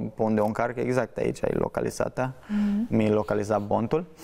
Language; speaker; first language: Romanian; native; Romanian